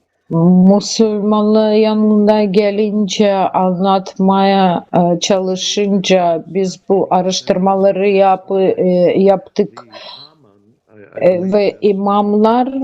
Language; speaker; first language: Turkish; non-native, learner; Russian